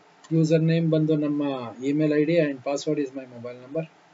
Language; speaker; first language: English; non-native, local second language; Kannada